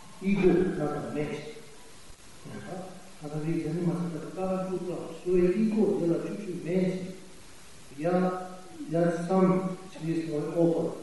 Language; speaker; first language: Russian; non-native, learner; Tibetan